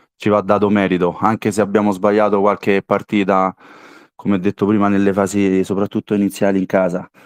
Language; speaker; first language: Italian; native; Italian